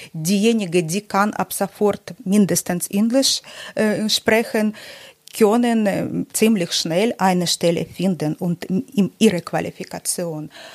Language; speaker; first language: German; non-native, learner; Ukrainian